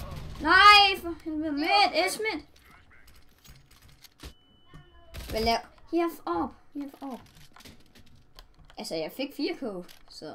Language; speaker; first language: Danish; native; Danish